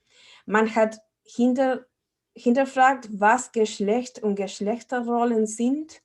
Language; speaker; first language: German; non-native, fluent; Spanish